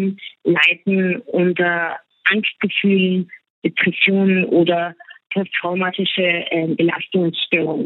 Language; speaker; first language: German; non-native, fluent; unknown